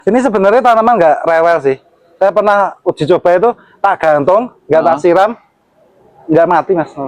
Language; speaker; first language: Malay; non-native, local second language; Javanese